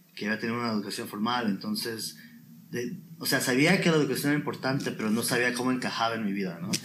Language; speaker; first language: Spanish; native; Spanish